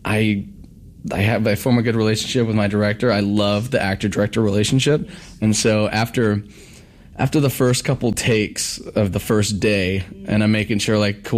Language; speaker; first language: English; native; English